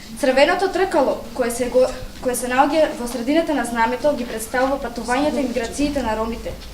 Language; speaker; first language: Macedonian; non-native, local second language; Romany